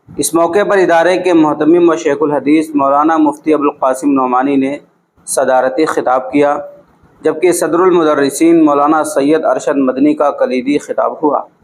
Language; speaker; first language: Urdu; native; Urdu